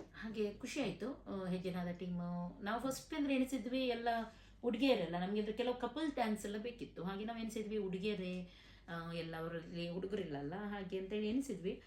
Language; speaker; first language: Kannada; non-native, local second language; Konkani